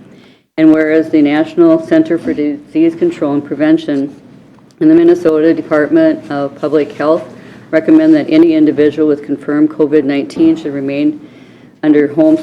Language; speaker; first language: English; native; English